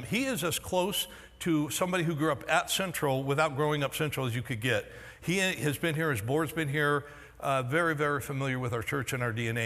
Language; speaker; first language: English; native; English